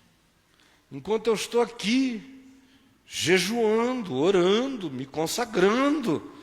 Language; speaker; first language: Portuguese; native; Portuguese